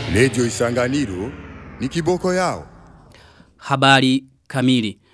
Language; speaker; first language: Swahili; non-native, local second language; Rundi